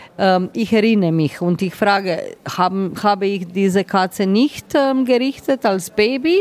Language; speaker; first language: German; non-native, learner; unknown